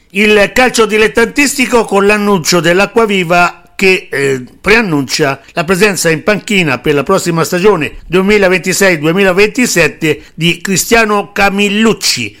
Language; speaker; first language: Italian; native; Italian